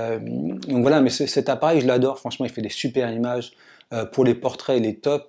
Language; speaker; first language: French; native; French